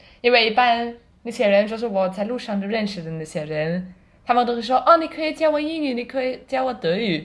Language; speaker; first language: Chinese; non-native, fluent; German